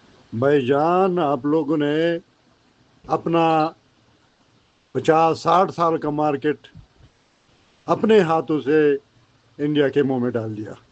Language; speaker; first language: Hindi; non-native, fluent; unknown